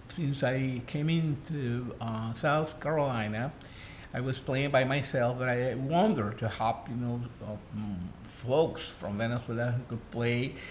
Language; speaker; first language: English; non-native, fluent; Spanish